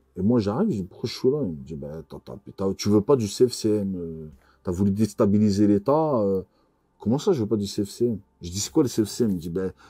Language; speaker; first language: French; native; French